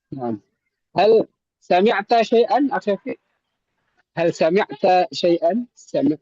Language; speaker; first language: Arabic; non-native, fluent; Indonesian